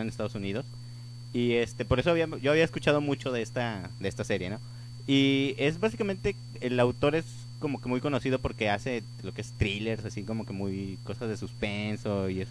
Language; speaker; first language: Spanish; native; Spanish